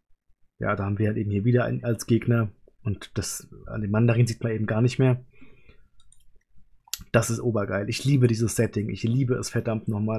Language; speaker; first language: German; native; German